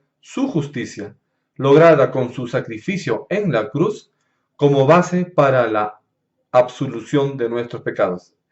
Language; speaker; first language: Spanish; native; Spanish